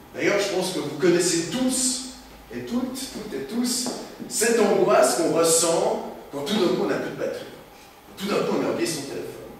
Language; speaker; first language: French; native; French